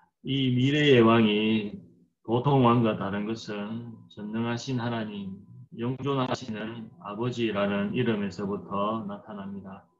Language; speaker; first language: Korean; native; Korean